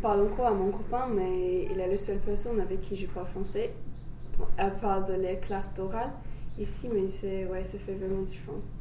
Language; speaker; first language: French; non-native, learner; English